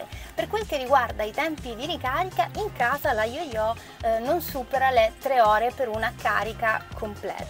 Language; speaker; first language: Italian; native; Italian